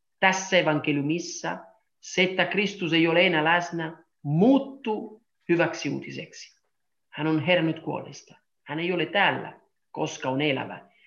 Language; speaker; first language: Finnish; non-native, fluent; Italian